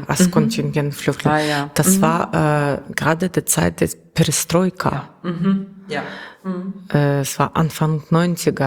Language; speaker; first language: German; non-native, learner; Russian